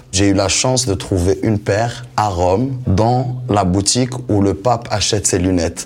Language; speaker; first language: French; non-native, local second language; Arabic